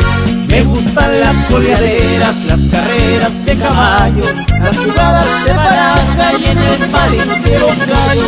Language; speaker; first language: Spanish; native; Spanish